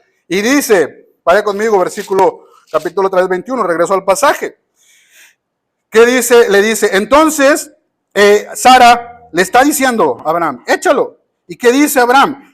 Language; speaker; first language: Spanish; native; Spanish